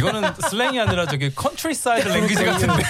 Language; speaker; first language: Korean; native; Korean